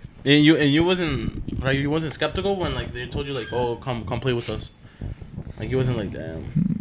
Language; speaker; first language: English; early bilingual, other home language; Spanish